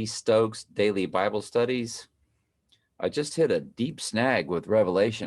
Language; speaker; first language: English; native; English